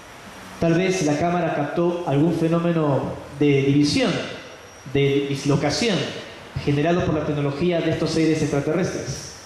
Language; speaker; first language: Spanish; native; Spanish